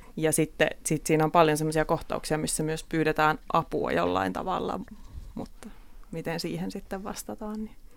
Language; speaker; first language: Finnish; native; Finnish